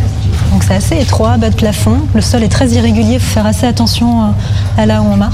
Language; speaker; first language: French; native; French